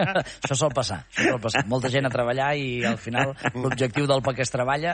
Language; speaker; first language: Catalan; native; Catalan